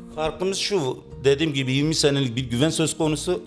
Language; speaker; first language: Turkish; native; Turkish